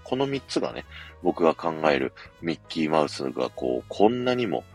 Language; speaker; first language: Japanese; native; Japanese